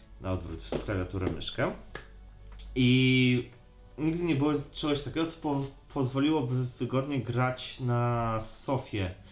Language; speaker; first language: Polish; native; Polish